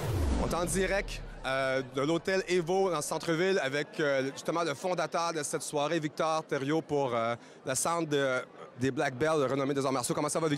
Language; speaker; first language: French; native; French